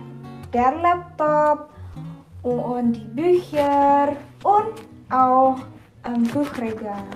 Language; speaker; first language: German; non-native, learner; Indonesian